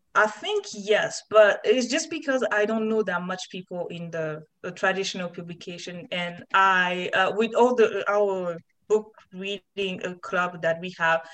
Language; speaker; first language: English; non-native, fluent; French